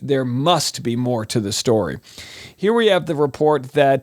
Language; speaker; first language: English; native; English